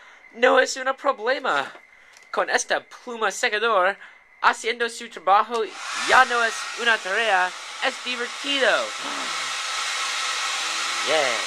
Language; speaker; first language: Spanish; non-native, learner; English